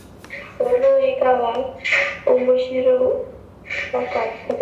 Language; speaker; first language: Japanese; non-native, learner; Hindi